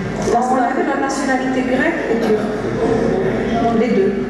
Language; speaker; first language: French; early bilingual, heritage; Greek